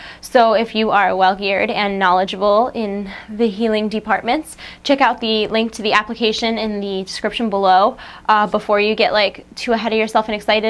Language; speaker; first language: English; native; English